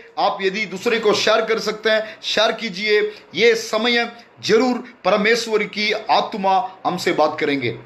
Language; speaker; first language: Hindi; non-native, local second language; Tamil